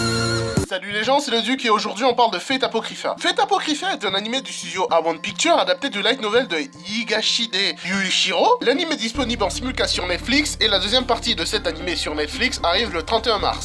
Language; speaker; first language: French; native; French